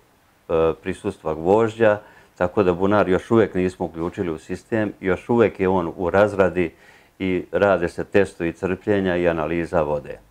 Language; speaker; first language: Serbian; native; Serbian